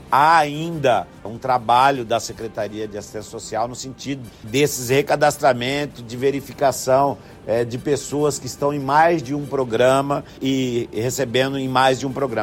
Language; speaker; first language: Portuguese; native; Portuguese